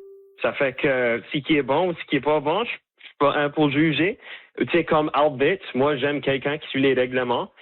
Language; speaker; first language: French; native; French